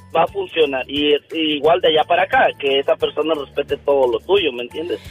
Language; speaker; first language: Spanish; native; Spanish